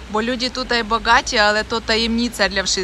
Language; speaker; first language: Polish; non-native, learner; Russian